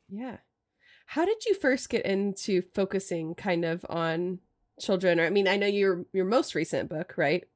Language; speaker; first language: English; native; English